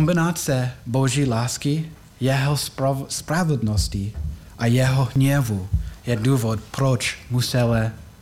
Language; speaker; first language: Czech; non-native, learner; English